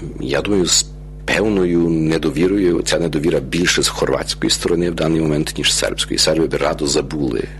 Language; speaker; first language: Ukrainian; early bilingual, heritage; Ukrainian